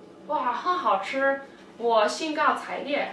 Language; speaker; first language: Chinese; non-native, learner; English